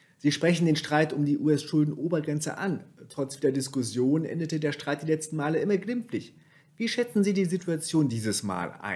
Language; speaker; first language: German; native; German